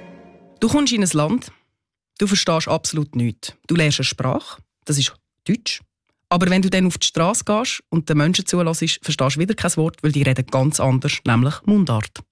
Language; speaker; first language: German; native; German